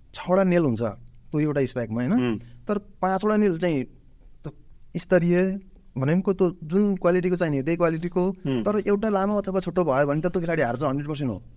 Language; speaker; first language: Nepali; native; Nepali